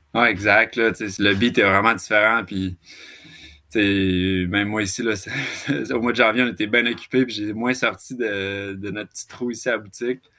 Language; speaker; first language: French; native; French